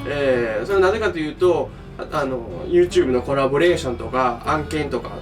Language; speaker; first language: Japanese; native; Japanese